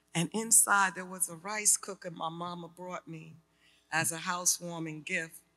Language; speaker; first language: English; native; English